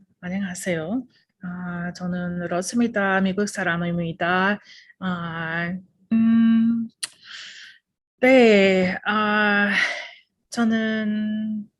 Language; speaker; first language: Korean; non-native, learner; English